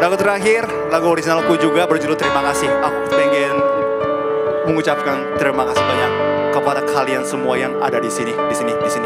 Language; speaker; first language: Indonesian; non-native, fluent; Japanese